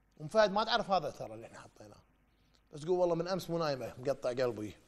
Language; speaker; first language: Arabic; native; Arabic